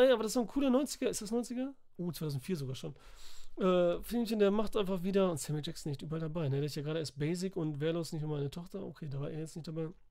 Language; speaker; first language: German; native; German